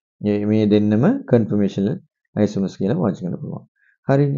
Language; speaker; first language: Sinhala; non-native, local second language; Tamil